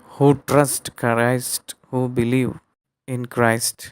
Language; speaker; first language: English; non-native, local second language; Telugu